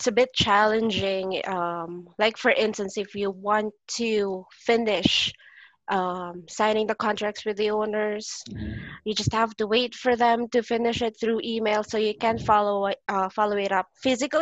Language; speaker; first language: English; non-native, local second language; Filipino